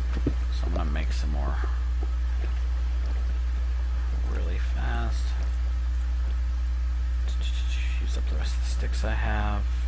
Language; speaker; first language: English; native; English